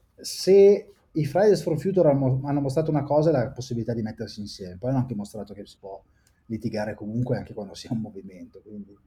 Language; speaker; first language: Italian; native; Italian